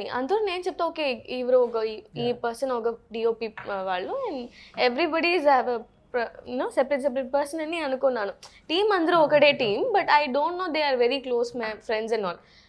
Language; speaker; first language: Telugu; non-native, learner; Tamil